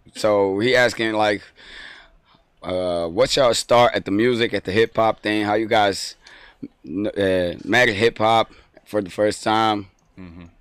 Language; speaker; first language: English; non-native, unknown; Portuguese